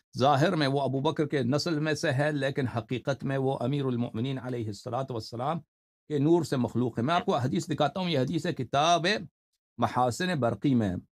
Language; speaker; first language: Urdu; non-native, fluent; Persian